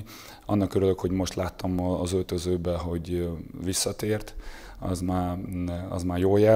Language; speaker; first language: Hungarian; non-native, fluent; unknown